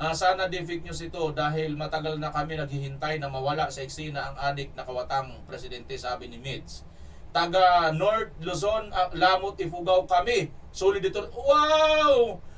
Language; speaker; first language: Filipino; non-native, local second language; Cebuano